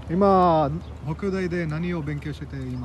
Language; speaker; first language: Japanese; non-native, learner; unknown